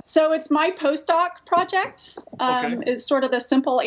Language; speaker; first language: English; native; English